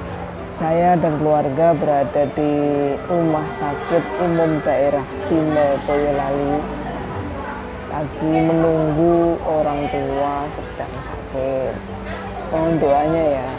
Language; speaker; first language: Indonesian; non-native, local second language; Javanese